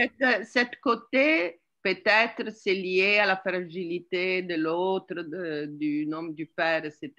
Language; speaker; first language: French; non-native, learner; Italian